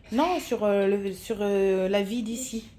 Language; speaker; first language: French; native; French